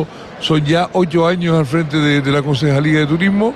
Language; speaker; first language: Spanish; native; Spanish